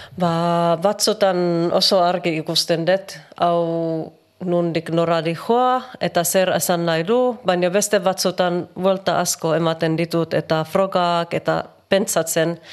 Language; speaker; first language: Basque; non-native, learner; Finnish